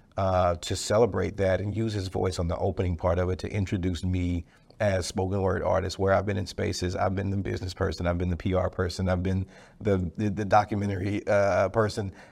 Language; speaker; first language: English; native; English